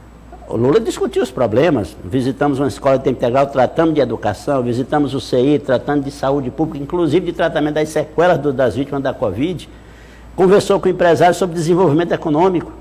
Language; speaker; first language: Portuguese; native; Portuguese